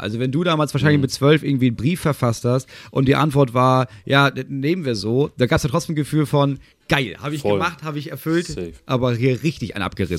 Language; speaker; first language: German; native; German